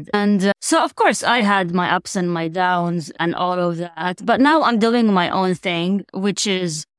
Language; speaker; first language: English; non-native, fluent; Arabic